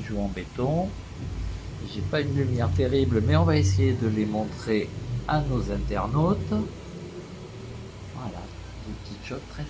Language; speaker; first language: French; native; French